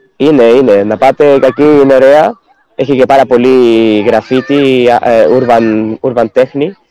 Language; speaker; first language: Greek; non-native, fluent; Spanish